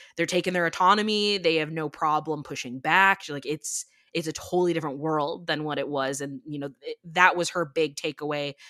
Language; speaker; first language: English; native; English